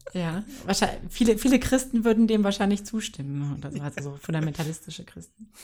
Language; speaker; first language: German; native; German